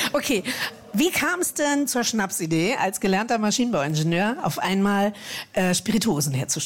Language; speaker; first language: German; native; German